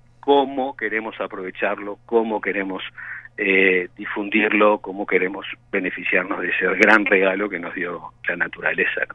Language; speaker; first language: Spanish; native; Spanish